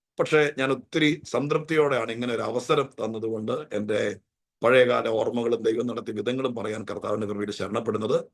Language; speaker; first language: Malayalam; native; Malayalam